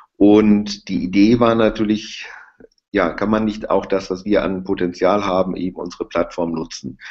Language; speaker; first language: German; native; German